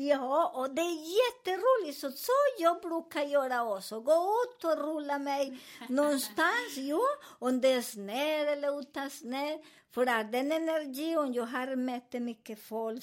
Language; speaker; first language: Swedish; non-native, learner; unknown